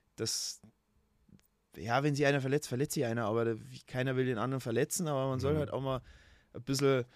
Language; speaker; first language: German; native; German